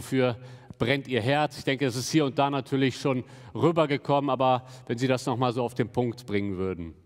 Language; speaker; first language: German; native; German